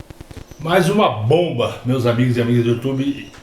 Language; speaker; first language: Portuguese; native; Portuguese